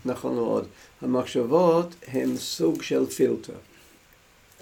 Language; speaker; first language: Hebrew; non-native, fluent; English